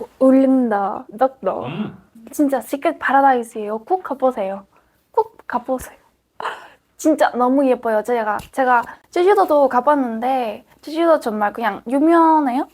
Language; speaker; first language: Korean; non-native, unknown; Spanish